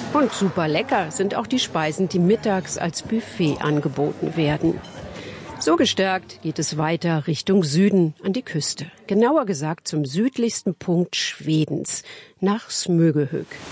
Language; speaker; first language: German; native; German